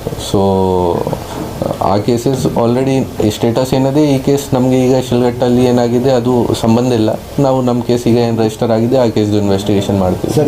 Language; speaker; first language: Kannada; non-native, fluent; Hindi